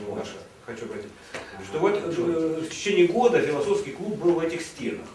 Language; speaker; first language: Russian; native; Russian